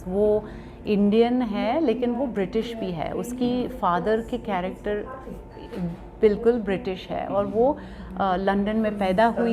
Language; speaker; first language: Hindi; non-native, local second language; French